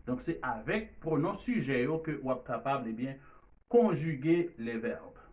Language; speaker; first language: French; non-native, learner; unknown